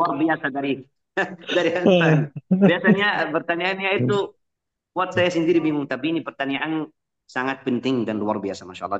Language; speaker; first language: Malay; non-native, fluent; Arabic